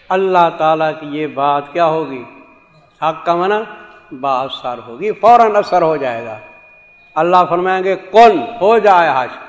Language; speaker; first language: Urdu; non-native, local second language; Saraiki